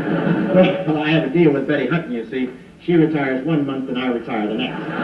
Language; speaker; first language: English; native; English